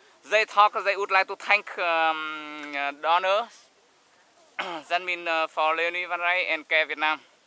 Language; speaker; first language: English; non-native, learner; Vietnamese